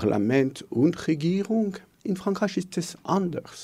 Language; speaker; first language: German; non-native, local second language; French